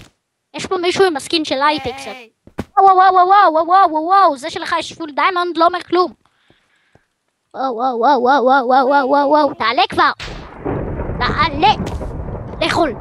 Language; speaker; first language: Hebrew; native; Hebrew